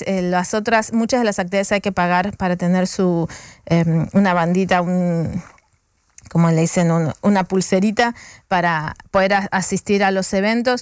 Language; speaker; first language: Spanish; native; Spanish